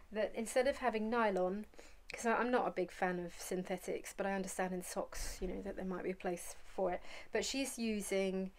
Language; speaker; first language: English; native; English